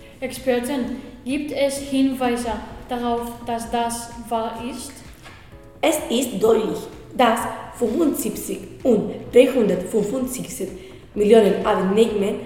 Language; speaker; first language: German; non-native, learner; Spanish